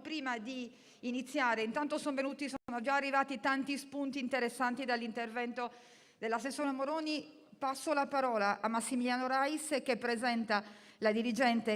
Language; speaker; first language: Italian; native; Italian